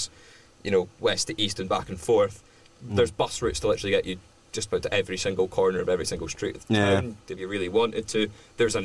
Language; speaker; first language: English; native; English